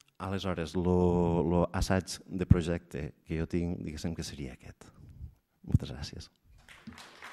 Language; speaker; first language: Catalan; native; Catalan